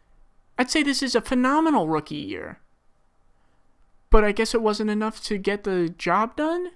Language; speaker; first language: English; native; English